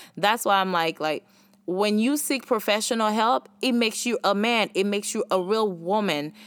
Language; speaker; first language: English; early bilingual, other home language; Haitian Creole